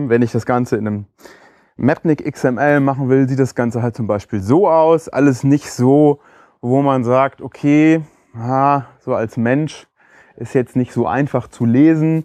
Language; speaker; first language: German; native; German